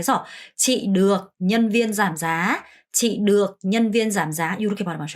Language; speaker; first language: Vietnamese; non-native, fluent; Korean